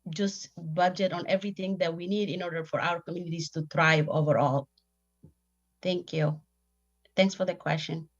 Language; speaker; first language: English; non-native, fluent; Somali